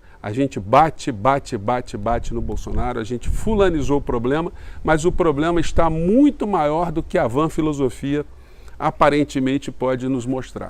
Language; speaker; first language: Portuguese; native; Portuguese